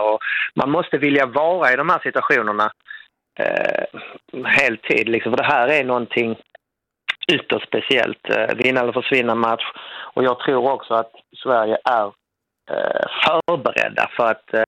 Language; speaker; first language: Swedish; native; Swedish